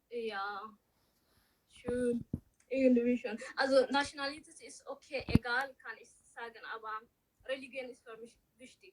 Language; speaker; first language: German; early bilingual, other home language; Tigrinya